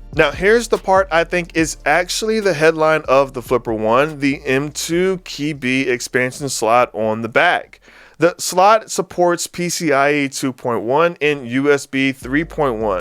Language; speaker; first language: English; native; English